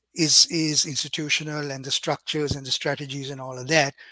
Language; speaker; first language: English; non-native, local second language; Sinhala